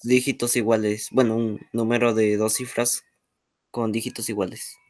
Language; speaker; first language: Spanish; native; Spanish